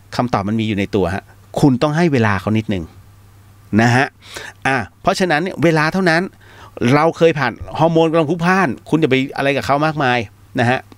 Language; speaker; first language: Thai; native; Thai